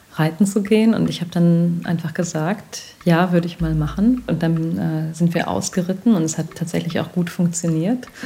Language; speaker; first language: German; native; German